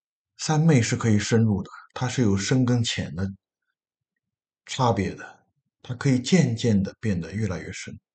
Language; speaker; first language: Chinese; native; Chinese